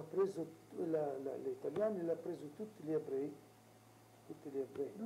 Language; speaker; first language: Italian; non-native, local second language; Arabic